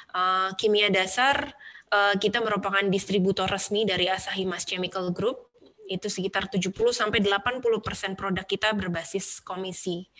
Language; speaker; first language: Indonesian; native; Indonesian